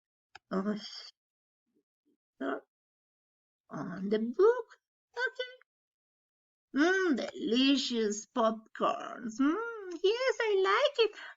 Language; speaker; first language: English; non-native, learner; Spanish